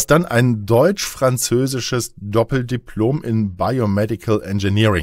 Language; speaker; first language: German; native; German